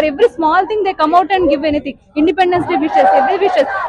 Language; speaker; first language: English; non-native, local second language; Telugu